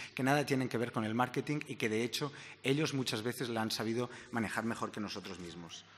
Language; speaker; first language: Spanish; native; Spanish